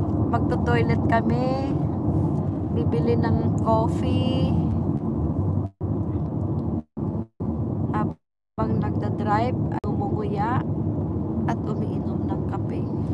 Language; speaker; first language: Filipino; non-native, local second language; Cebuano